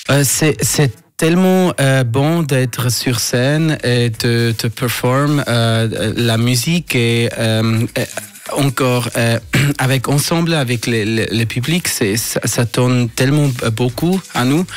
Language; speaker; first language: French; non-native, local second language; German